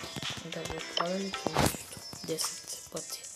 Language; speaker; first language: Bulgarian; non-native, local second language; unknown